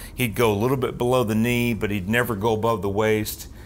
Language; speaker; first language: English; native; English